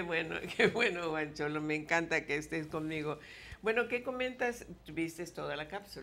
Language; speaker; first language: Spanish; native; Spanish